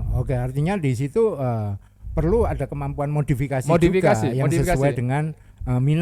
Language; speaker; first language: Indonesian; non-native, local second language; Javanese